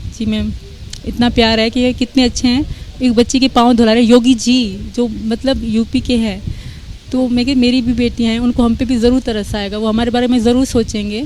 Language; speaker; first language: Hindi; non-native, local second language; Sindhi